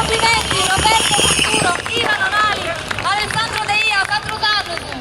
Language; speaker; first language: Italian; native; Italian